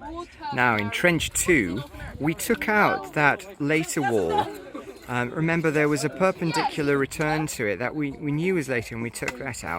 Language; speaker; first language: English; native; English